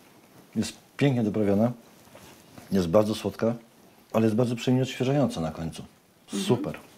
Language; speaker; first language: Polish; native; Polish